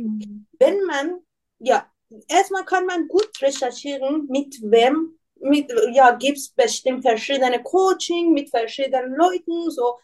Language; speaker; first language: German; non-native, learner; Persian